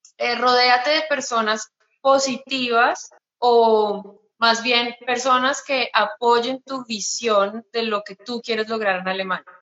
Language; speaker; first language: Spanish; native; Spanish